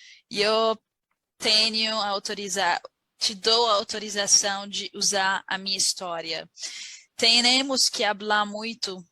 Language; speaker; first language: Portuguese; non-native, learner; Arabic